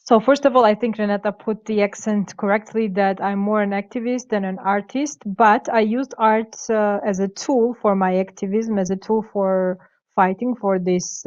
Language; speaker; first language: English; non-native, fluent; Georgian